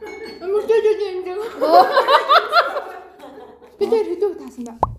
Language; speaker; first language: Mongolian; native; Mongolian